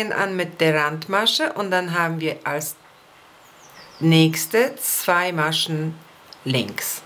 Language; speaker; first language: German; non-native, fluent; Polish